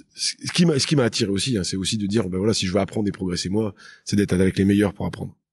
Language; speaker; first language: French; native; French